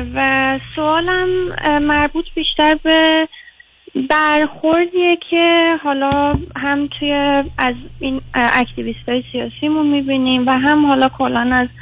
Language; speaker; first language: Persian; early bilingual, heritage; Persian